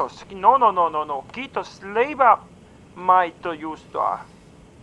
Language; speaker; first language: Finnish; non-native, learner; Serbian